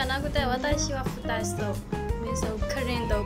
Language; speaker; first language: Japanese; non-native, learner; Burmese